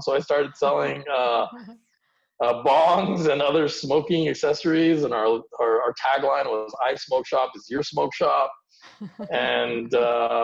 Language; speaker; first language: English; early bilingual, other home language; Hindi